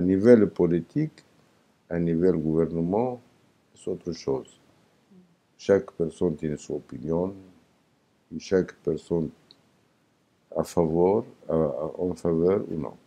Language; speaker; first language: French; non-native, learner; Arabic